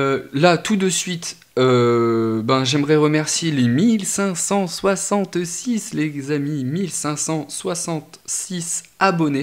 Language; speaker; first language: French; native; French